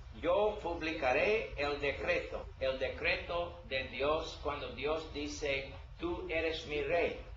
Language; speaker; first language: Spanish; non-native, learner; English